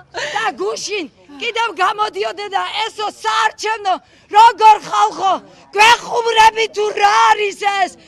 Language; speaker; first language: Georgian; native; Georgian